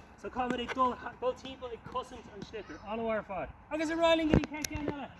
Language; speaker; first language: Irish; non-native, local second language; English